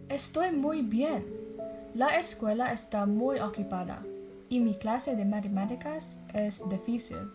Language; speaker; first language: Spanish; non-native, learner; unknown